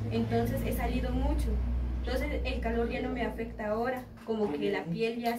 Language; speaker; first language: Spanish; non-native, local second language; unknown